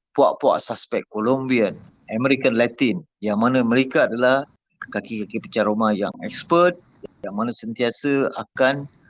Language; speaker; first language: Malay; non-native, local second language; Tamil